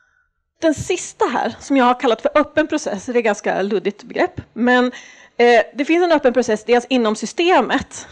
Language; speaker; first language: Swedish; native; Swedish